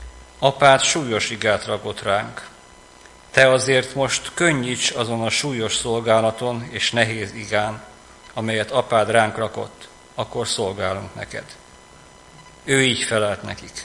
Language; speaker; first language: Hungarian; native; Hungarian